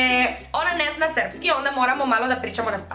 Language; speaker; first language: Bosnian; non-native, learner; Spanish